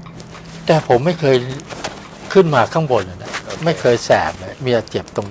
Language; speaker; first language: Thai; native; Thai